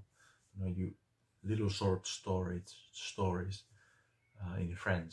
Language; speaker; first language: English; non-native, fluent; Finnish